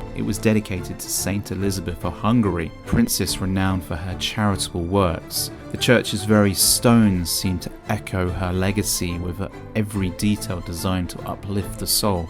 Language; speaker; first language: English; native; English